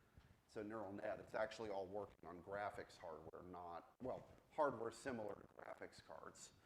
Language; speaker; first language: English; native; English